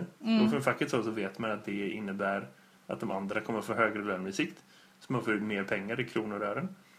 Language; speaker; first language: Swedish; native; Swedish